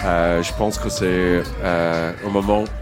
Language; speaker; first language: French; non-native, learner; English